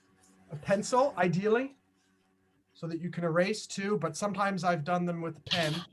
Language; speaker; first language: English; native; English